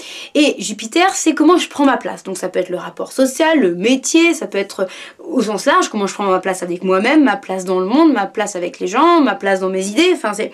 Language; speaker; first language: French; native; French